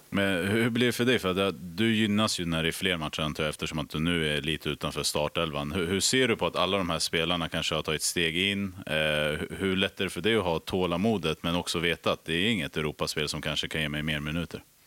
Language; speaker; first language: Swedish; native; Swedish